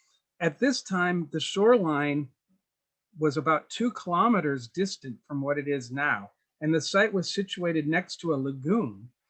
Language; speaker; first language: English; native; English